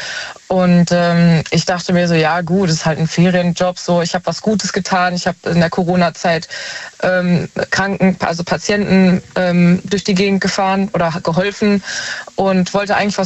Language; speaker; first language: German; native; German